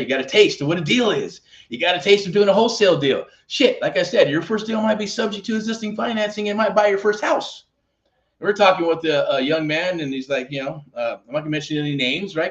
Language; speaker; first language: English; native; English